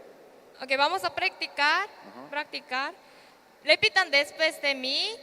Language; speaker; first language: Spanish; non-native, learner; Korean